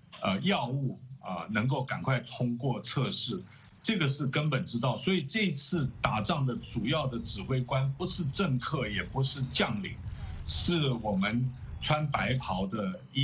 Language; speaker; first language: Chinese; native; Chinese